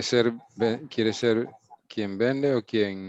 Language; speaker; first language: Spanish; non-native, fluent; English